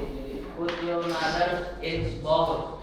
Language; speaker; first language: English; non-native, learner; Indonesian